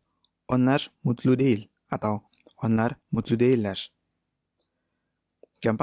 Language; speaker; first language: Turkish; non-native, fluent; Indonesian